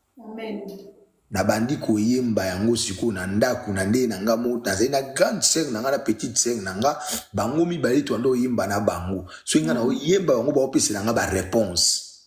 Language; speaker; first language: Lingala; non-native, local second language; Mongo